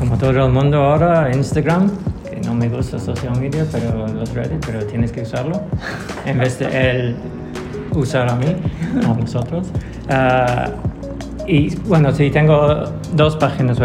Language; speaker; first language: Spanish; non-native, learner; English